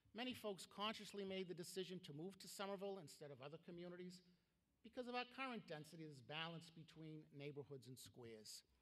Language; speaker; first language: English; native; English